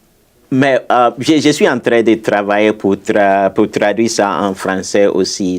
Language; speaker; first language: French; non-native, fluent; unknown